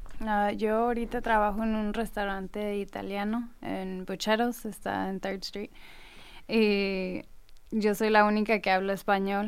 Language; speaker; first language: Spanish; non-native, learner; English